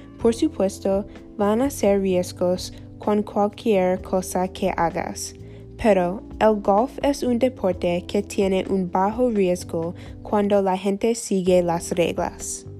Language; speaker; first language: Spanish; non-native, learner; English